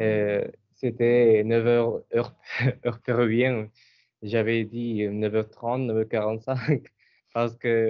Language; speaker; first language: French; non-native, learner; Spanish